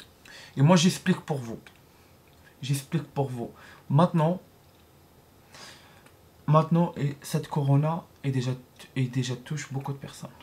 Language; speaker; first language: French; non-native, learner; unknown